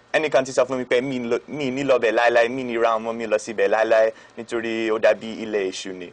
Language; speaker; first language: Yoruba; non-native, fluent; English